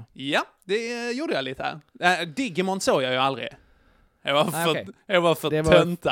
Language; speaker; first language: Swedish; native; Swedish